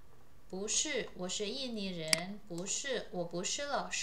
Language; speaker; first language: Chinese; non-native, fluent; Indonesian